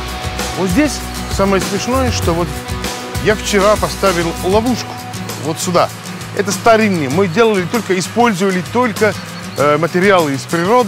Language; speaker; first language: Russian; non-native, fluent; Finnish